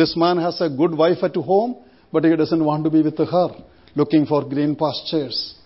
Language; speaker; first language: English; non-native, local second language; Malayalam